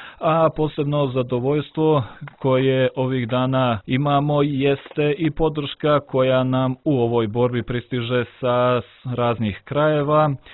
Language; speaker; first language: Serbian; native; Serbian